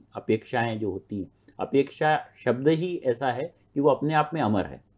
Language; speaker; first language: Hindi; native; Hindi